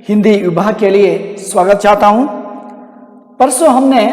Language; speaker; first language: Hindi; non-native, local second language; Kannada